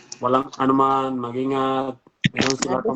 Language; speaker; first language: Filipino; non-native, learner; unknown